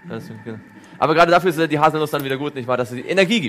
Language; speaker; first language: German; native; German